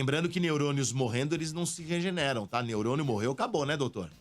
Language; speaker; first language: Portuguese; native; Portuguese